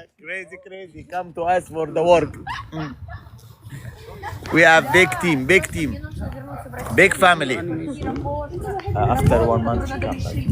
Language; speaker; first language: English; non-native, learner; Arabic